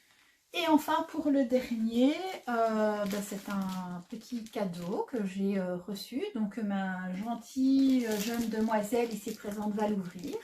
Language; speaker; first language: French; native; French